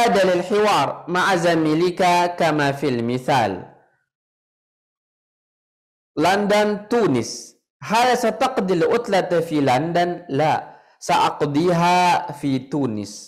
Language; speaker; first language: Arabic; non-native, fluent; Indonesian